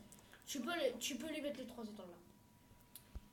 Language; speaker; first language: French; native; French